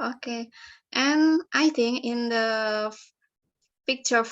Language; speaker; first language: English; non-native, learner; Indonesian